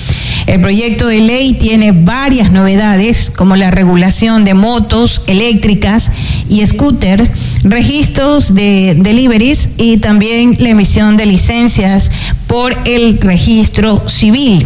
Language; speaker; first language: Spanish; native; Spanish